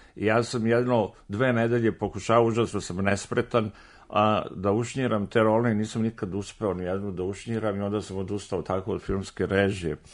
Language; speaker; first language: Serbian; native; Serbian